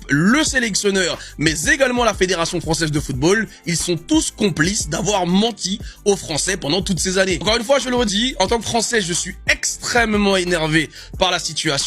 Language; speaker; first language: French; native; French